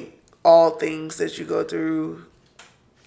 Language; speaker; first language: English; native; English